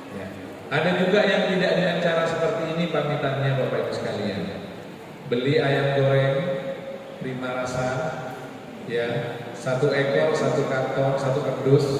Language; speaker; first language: Indonesian; non-native, local second language; Madurese